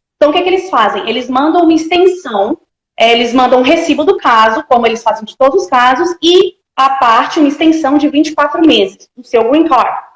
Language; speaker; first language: Portuguese; native; Portuguese